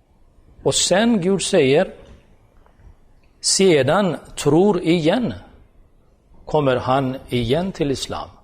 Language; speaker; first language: Swedish; non-native, fluent; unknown